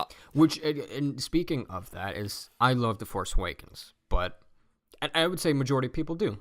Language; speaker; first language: English; native; English